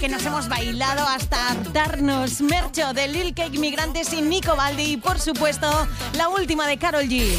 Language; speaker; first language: Spanish; native; Spanish